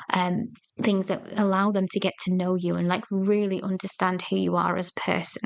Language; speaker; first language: English; native; English